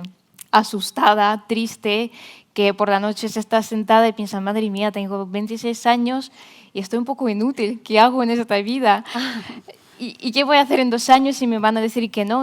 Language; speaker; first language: Spanish; non-native, fluent; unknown